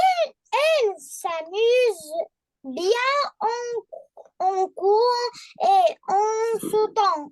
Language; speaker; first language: French; non-native, learner; Arabic